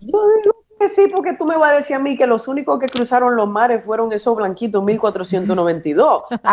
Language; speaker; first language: Spanish; native; Spanish